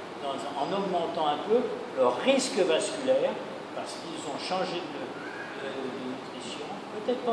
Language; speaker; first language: French; native; French